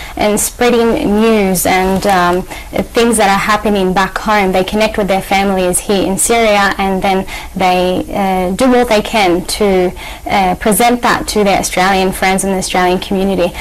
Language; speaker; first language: English; native; English